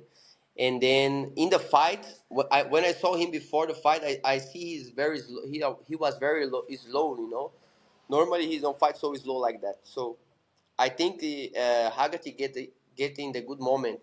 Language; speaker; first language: English; non-native, learner; Portuguese